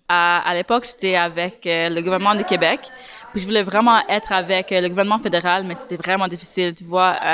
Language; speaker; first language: French; native; French